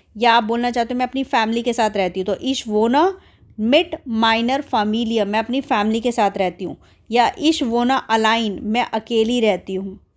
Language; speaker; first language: Hindi; native; Hindi